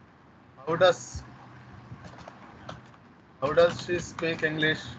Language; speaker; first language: English; non-native, learner; Telugu